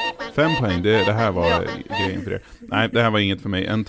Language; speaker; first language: Swedish; native; Swedish